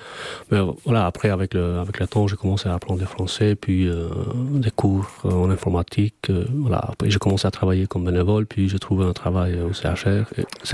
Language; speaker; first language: French; non-native, fluent; Albanian